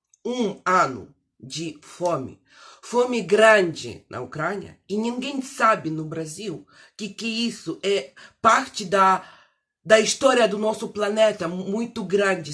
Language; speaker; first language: Portuguese; non-native, fluent; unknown